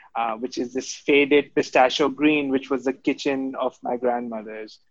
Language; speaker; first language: English; non-native, local second language; Urdu